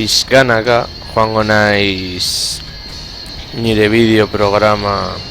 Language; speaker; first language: Basque; non-native, local second language; Spanish